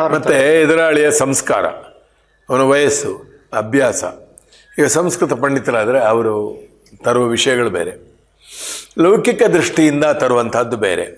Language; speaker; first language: Kannada; non-native, local second language; Marathi